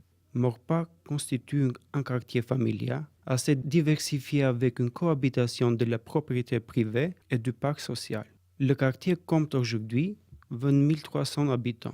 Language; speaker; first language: French; non-native, learner; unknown